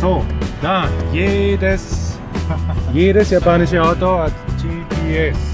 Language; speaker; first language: Japanese; non-native, learner; German